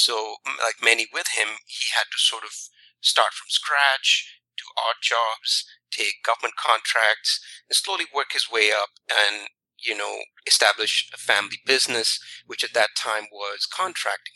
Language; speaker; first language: English; non-native, local second language; Punjabi